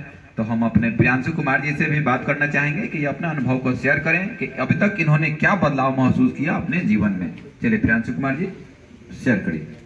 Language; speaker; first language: Hindi; native; Hindi